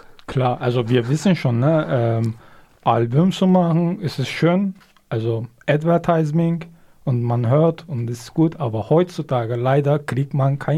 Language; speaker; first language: German; non-native, fluent; Kurdish